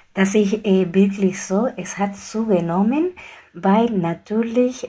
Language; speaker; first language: German; non-native, fluent; Spanish